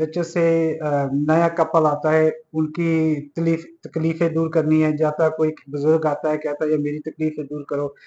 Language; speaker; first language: Hindi; non-native, local second language; Punjabi